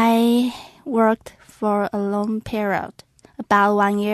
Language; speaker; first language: English; non-native, learner; Chinese